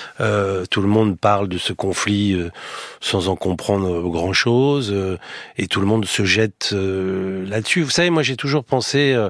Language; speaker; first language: French; native; French